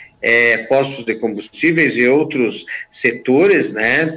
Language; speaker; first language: Portuguese; native; Portuguese